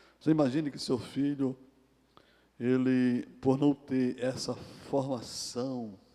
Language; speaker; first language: Portuguese; native; Portuguese